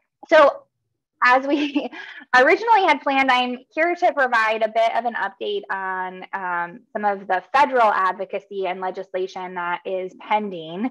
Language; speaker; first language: English; native; English